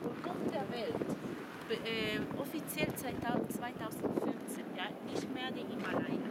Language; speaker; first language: German; non-native, learner; Spanish